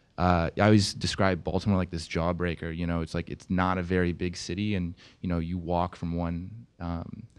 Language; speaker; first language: English; native; English